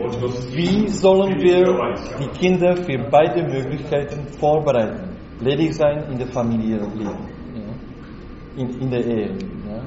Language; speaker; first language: German; non-native, learner; Slovak